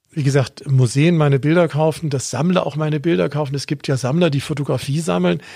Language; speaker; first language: German; native; German